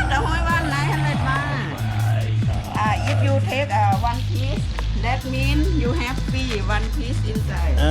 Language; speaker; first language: English; non-native, learner; Thai